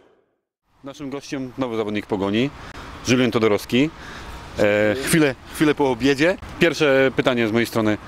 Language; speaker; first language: Polish; native; Polish